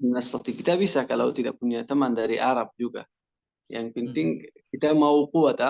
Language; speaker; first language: Indonesian; non-native, learner; Persian